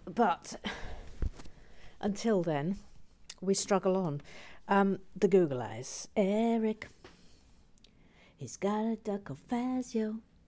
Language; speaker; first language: English; native; English